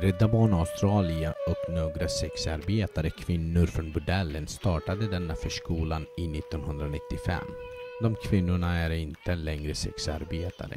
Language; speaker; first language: Swedish; non-native, fluent; Bangla